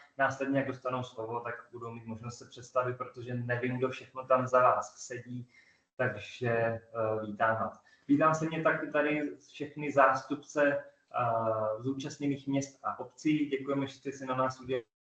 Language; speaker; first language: Czech; native; Czech